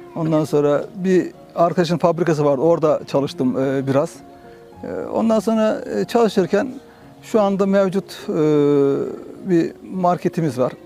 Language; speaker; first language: Turkish; native; Turkish